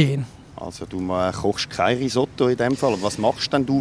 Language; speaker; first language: German; native; German